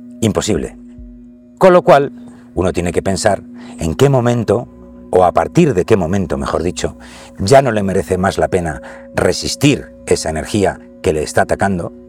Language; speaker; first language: Spanish; native; Spanish